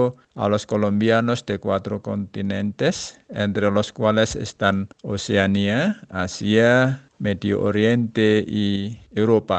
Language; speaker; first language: Spanish; non-native, fluent; Indonesian